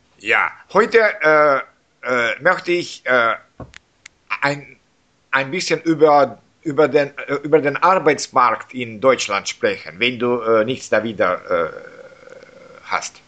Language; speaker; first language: German; non-native, learner; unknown